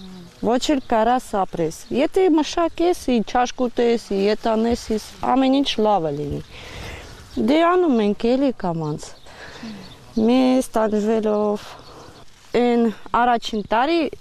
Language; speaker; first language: Armenian; non-native, learner; Russian